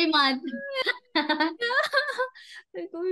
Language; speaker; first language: English; non-native, learner; Cebuano